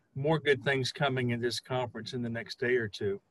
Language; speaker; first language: English; native; English